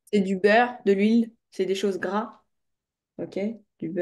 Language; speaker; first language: French; native; French